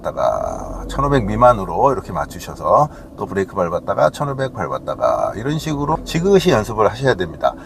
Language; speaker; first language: Korean; native; Korean